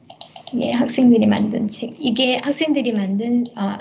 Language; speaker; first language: Korean; native; Korean